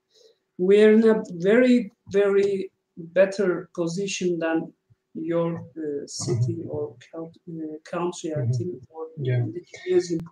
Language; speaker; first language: English; non-native, learner; Turkish